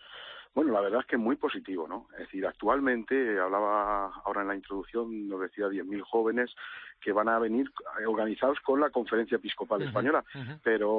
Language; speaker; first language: Spanish; native; Spanish